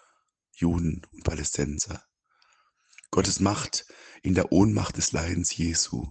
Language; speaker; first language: German; native; German